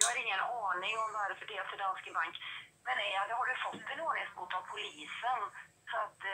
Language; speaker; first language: Swedish; native; Swedish